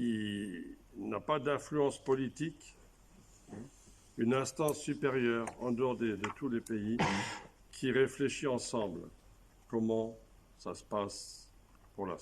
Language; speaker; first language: French; native; French